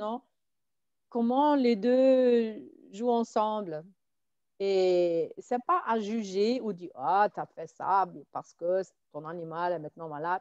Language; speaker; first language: French; non-native, fluent; German